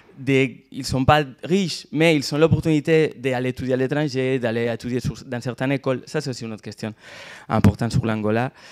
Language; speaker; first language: French; non-native, fluent; Catalan